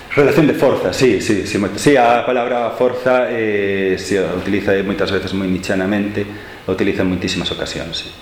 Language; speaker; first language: Galician; non-native, local second language; Spanish